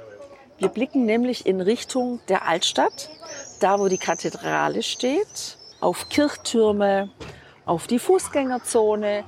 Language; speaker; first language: German; native; German